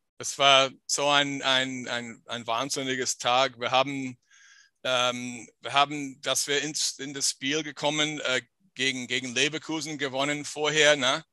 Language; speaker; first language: German; non-native, fluent; English